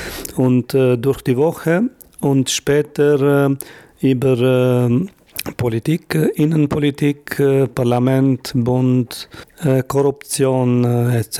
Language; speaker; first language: German; non-native, fluent; Albanian